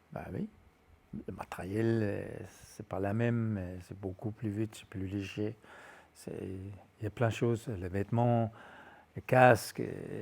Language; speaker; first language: French; non-native, fluent; Danish